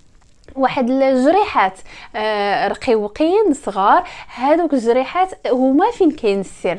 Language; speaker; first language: Arabic; native; Arabic